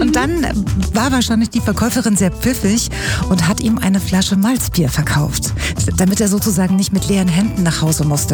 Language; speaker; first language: German; native; German